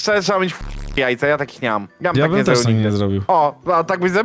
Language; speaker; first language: Polish; native; Polish